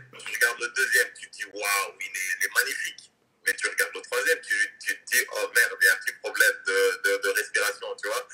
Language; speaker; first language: French; native; French